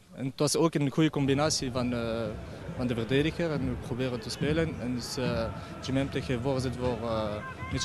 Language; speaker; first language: Dutch; non-native, learner; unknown